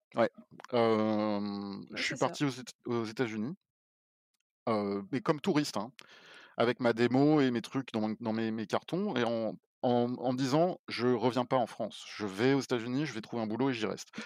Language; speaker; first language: French; native; French